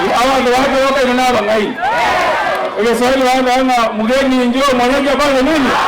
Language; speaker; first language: Swahili; non-native, local second language; Gusii